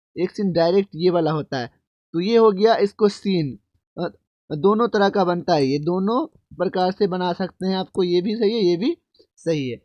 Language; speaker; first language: Hindi; native; Hindi